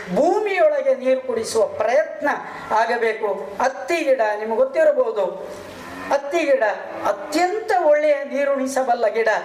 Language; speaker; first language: Kannada; native; Kannada